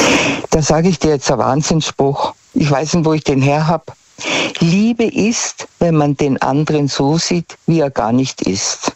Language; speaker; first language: German; native; German